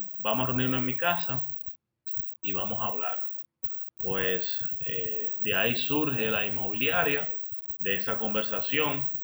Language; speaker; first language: Spanish; native; Spanish